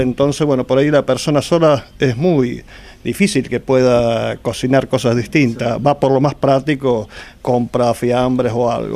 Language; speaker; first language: Spanish; native; Spanish